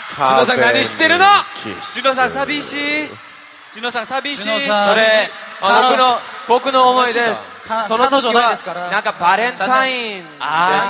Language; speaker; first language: Japanese; non-native, fluent; Korean